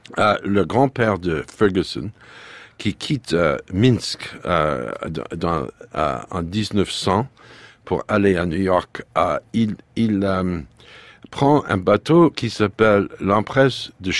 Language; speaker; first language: French; non-native, fluent; English